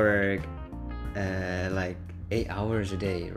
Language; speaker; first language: English; non-native, fluent; Indonesian